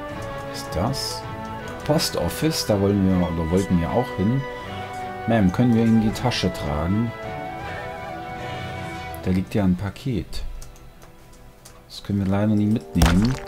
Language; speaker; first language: German; native; German